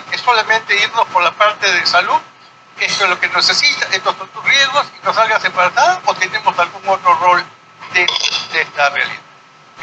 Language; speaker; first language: Spanish; native; Spanish